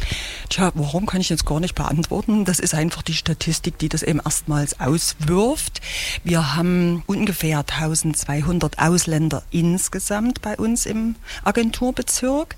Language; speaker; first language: German; native; German